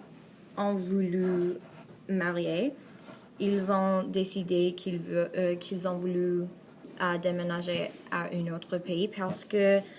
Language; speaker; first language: French; non-native, learner; Persian